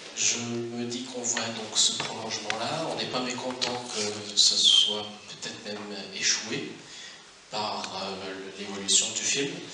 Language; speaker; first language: French; native; French